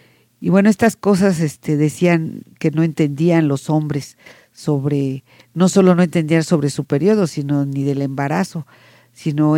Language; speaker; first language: Spanish; native; Spanish